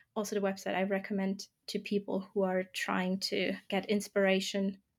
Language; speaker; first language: English; non-native, fluent; German